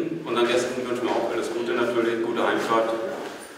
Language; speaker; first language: German; native; German